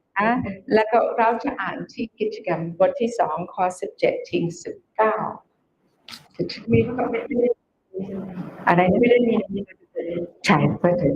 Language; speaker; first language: Thai; non-native, fluent; English